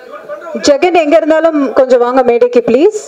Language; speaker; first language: Tamil; native; Tamil